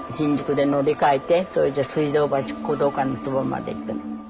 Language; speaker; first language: Japanese; native; Japanese